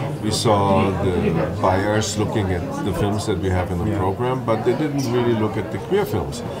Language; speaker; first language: English; non-native, fluent; German